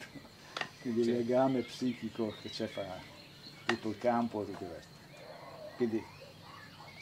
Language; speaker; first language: Italian; native; Italian